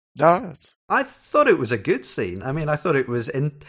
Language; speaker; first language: English; native; English